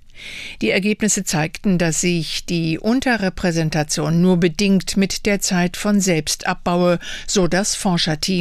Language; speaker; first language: German; native; German